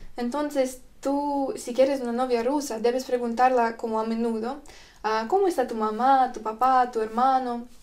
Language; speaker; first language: Spanish; non-native, fluent; Russian